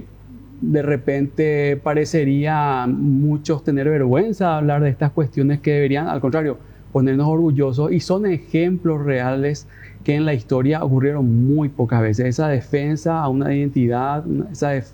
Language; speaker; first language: Spanish; native; Spanish